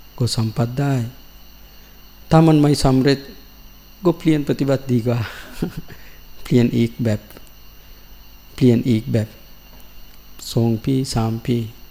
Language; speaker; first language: Thai; non-native, learner; Sinhala